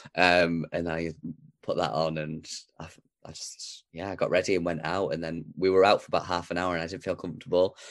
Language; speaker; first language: English; native; English